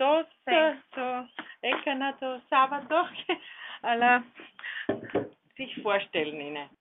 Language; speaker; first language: Greek; non-native, learner; German